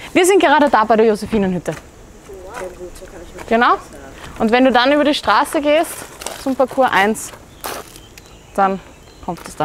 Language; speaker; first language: German; native; German